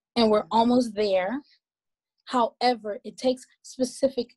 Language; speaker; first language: English; native; English